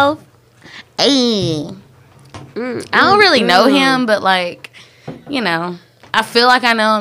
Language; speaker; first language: English; native; English